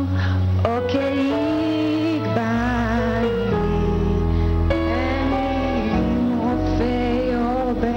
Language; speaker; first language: English; native; English